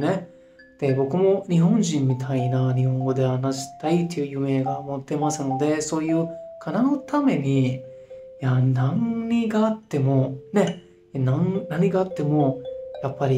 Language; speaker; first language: Japanese; non-native, fluent; Hindi